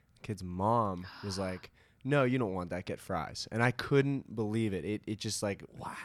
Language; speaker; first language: English; native; English